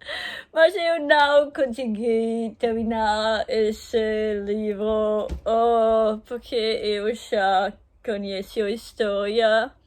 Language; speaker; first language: Portuguese; non-native, learner; German